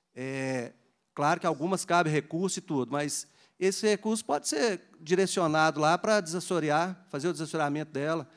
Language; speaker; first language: Portuguese; native; Portuguese